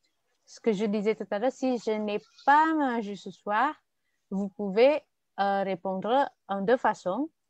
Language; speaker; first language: French; non-native, fluent; Indonesian